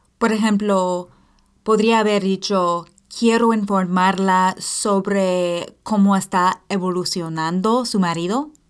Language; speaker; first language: Spanish; non-native, fluent; English